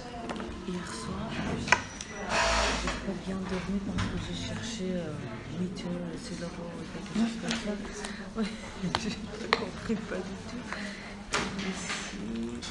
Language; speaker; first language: French; non-native, learner; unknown